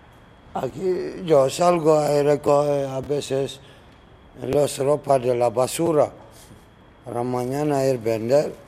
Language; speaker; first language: Spanish; non-native, learner; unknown